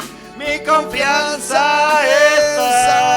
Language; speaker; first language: Spanish; native; Spanish